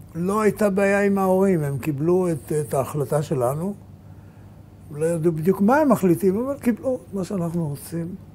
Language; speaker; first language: Hebrew; native; Hebrew